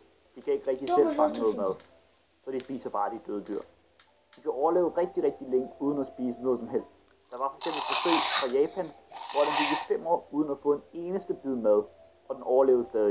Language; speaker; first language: Danish; native; Danish